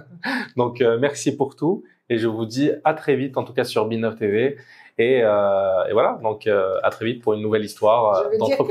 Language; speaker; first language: French; native; French